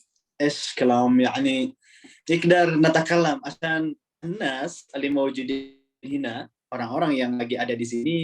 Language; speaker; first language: Arabic; non-native, fluent; Indonesian